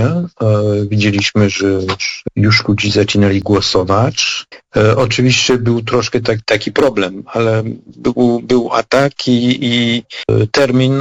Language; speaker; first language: Polish; non-native, fluent; French